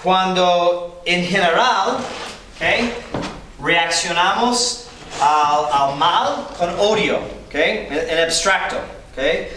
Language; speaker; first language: Spanish; non-native, fluent; English